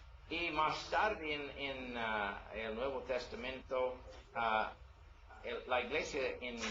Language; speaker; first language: Spanish; non-native, learner; English